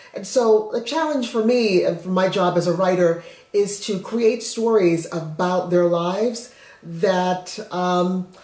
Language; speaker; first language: English; native; English